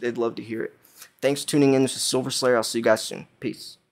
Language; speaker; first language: English; native; English